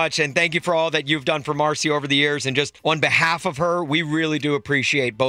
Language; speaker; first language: English; native; English